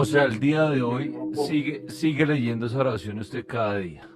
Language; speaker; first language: Spanish; native; Spanish